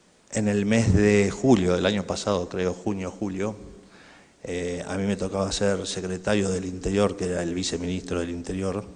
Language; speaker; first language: Spanish; native; Spanish